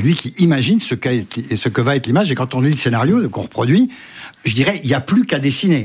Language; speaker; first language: French; native; French